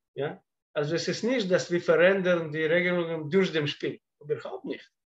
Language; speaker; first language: German; non-native, fluent; Russian